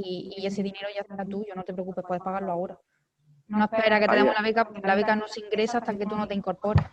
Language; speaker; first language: Spanish; native; Spanish